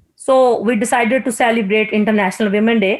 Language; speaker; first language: English; non-native, local second language; Punjabi